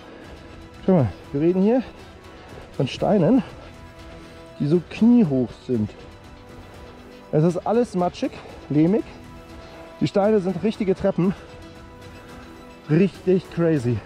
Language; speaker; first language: German; native; German